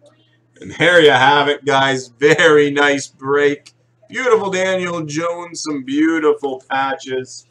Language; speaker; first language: English; native; English